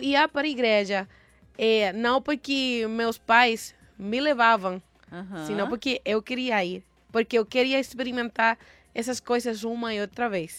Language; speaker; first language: Portuguese; non-native, learner; Spanish